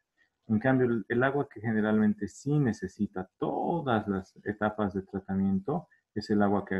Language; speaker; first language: Spanish; native; Spanish